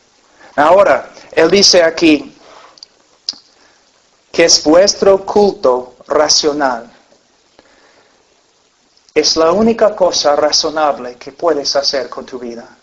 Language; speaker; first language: Spanish; non-native, fluent; English